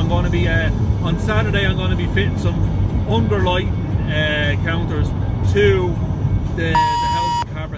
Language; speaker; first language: English; native; English